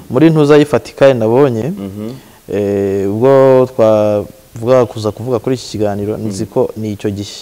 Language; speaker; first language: Kinyarwanda; native; Kinyarwanda